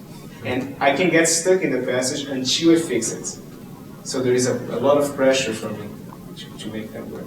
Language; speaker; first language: English; non-native, fluent; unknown